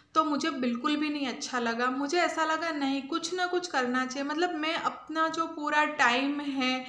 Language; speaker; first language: Hindi; non-native, local second language; Gujarati